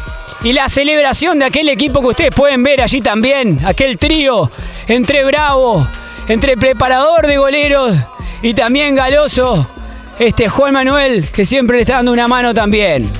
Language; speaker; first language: Spanish; native; Spanish